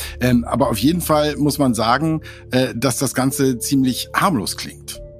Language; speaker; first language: German; native; German